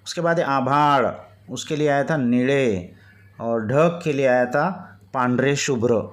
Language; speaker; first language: Hindi; non-native, local second language; Marathi